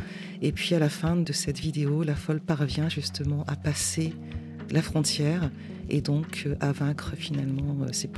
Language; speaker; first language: French; native; French